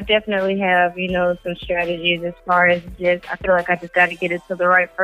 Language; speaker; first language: English; native; English